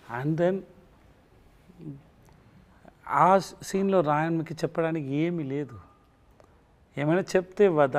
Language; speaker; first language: Telugu; non-native, learner; Tamil